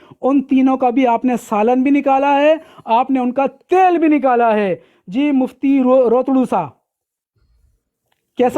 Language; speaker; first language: Urdu; native; Urdu